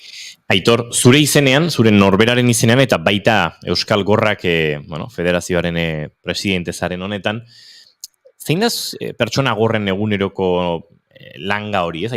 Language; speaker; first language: Basque; native; Basque